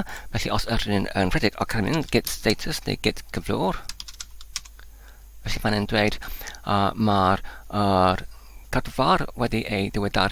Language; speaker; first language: Welsh; non-native, learner; Polish